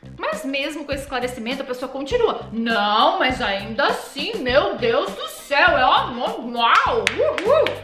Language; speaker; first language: Portuguese; native; Portuguese